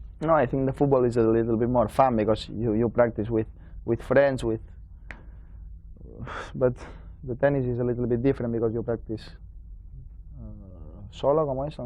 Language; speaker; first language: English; non-native, learner; Spanish